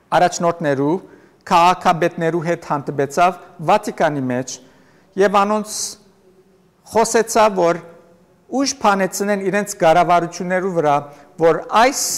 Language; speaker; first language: Armenian; native; Armenian